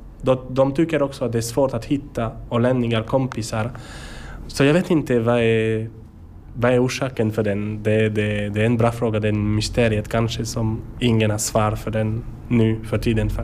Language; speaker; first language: Swedish; non-native, learner; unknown